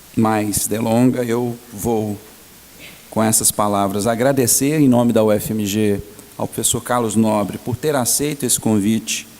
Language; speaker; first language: Portuguese; native; Portuguese